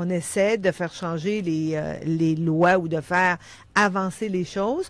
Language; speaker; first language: French; native; French